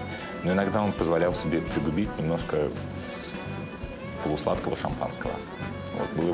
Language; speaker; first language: Russian; native; Russian